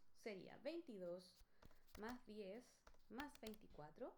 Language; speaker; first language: Spanish; native; Spanish